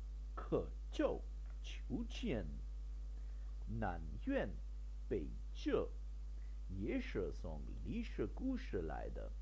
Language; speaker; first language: Chinese; non-native, learner; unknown